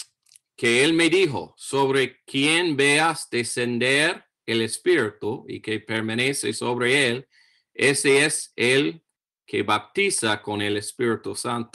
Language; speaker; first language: Spanish; non-native, learner; English